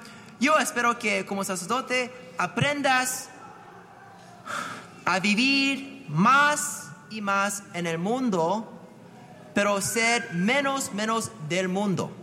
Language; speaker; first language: Spanish; non-native, fluent; English